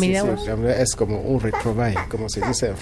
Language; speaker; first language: Spanish; non-native, fluent; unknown